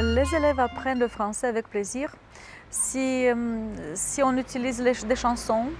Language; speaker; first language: French; non-native, fluent; Romanian